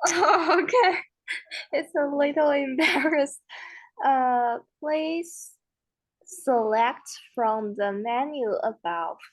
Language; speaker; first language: English; non-native, learner; Chinese